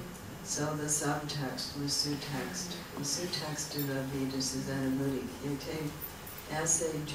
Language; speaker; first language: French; non-native, learner; English